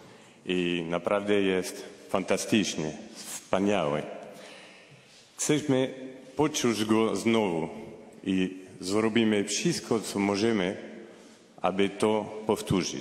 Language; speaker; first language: Polish; non-native, fluent; French